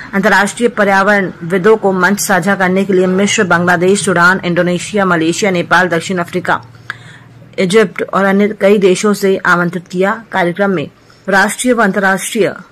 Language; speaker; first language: Hindi; native; Hindi